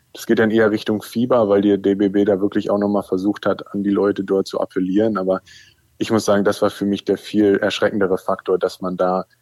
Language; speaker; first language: German; native; German